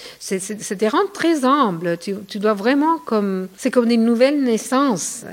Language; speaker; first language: French; non-native, fluent; Spanish